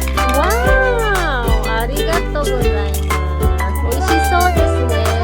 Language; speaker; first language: Japanese; non-native, fluent; Filipino